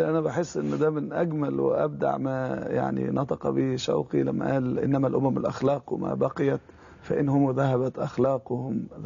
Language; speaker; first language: Arabic; native; Arabic